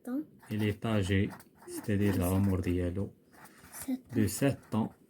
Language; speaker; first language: French; non-native, local second language; Arabic